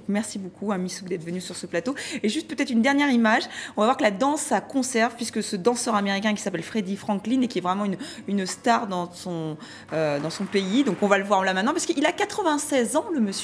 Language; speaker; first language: French; native; French